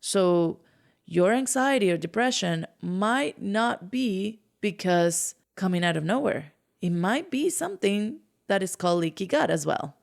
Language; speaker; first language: English; non-native, fluent; Spanish